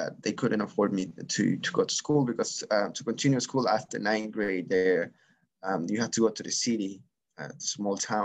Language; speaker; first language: English; non-native, fluent; Spanish